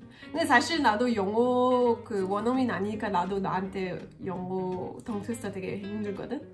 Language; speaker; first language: Korean; non-native, fluent; French